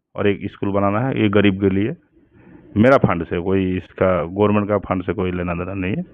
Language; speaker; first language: Hindi; non-native, local second language; Bangla